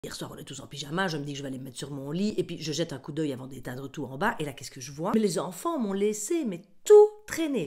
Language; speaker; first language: French; native; French